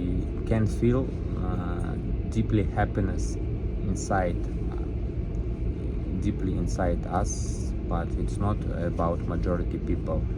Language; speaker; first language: English; non-native, learner; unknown